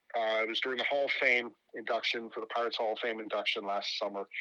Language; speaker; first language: English; native; English